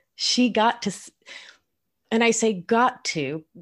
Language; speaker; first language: English; non-native, fluent; Spanish